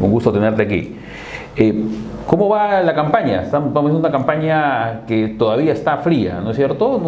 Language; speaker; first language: Spanish; native; Spanish